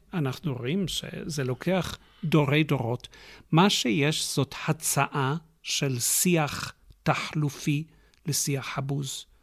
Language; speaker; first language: Hebrew; non-native, fluent; English